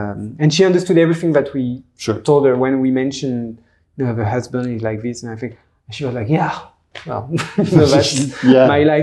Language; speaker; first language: English; non-native, fluent; French